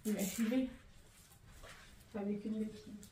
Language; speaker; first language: French; native; French